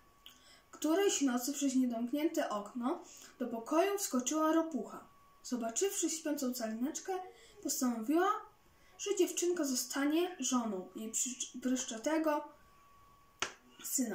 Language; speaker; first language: Polish; native; Polish